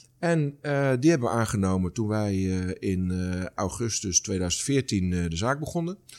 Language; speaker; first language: Dutch; native; Dutch